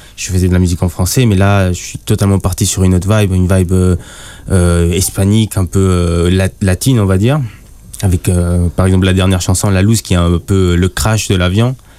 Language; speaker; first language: French; early bilingual, other home language; Spanish